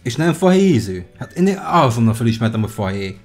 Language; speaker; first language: Hungarian; native; Hungarian